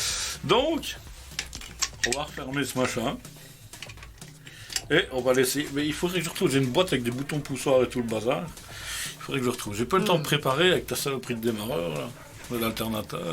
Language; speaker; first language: French; native; French